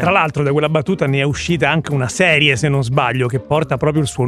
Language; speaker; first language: Italian; native; Italian